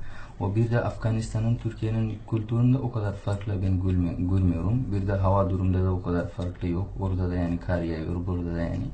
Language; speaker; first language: Turkish; non-native, fluent; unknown